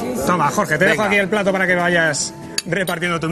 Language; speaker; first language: Spanish; native; Spanish